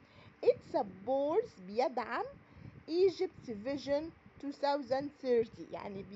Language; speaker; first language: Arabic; native; Arabic